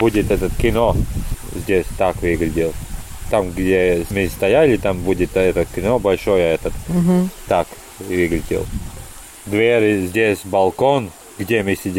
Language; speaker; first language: Russian; non-native, local second language; Latvian